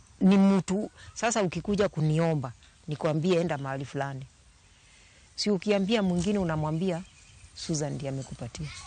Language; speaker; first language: Swahili; non-native, local second language; Luo (Kenya and Tanzania)